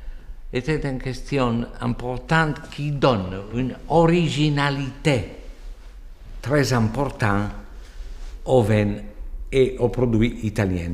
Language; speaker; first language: French; non-native, fluent; Italian